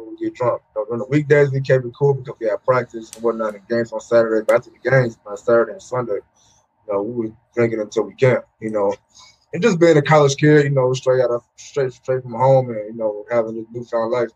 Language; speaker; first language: English; native; English